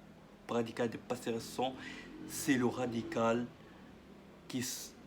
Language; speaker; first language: French; non-native, learner; Arabic